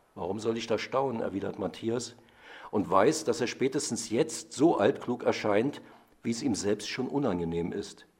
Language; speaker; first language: German; native; German